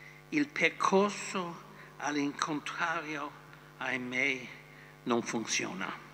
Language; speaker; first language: Italian; non-native, fluent; English